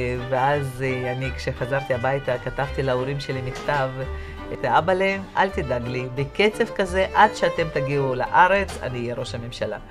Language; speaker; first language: Hebrew; non-native, fluent; Russian